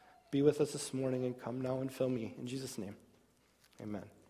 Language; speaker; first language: English; native; English